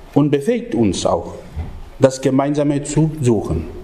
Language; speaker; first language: German; non-native, fluent; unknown